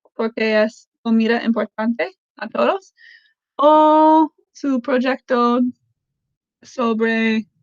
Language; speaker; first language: Spanish; non-native, learner; English